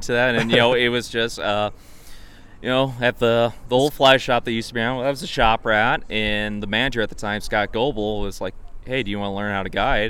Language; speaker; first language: English; native; English